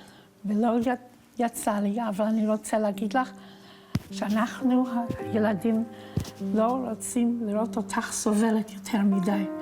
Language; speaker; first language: Hebrew; non-native, fluent; English